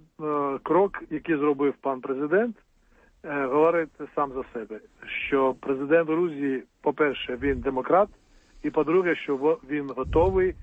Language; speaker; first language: Ukrainian; non-native, fluent; Georgian